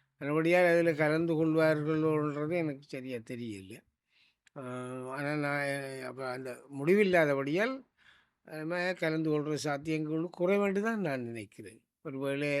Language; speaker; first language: Tamil; native; Tamil